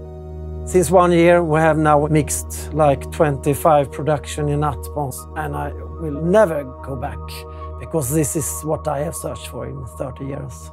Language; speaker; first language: English; non-native, fluent; Swedish